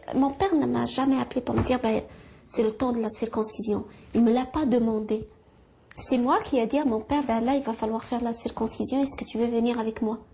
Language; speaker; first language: French; non-native, local second language; Arabic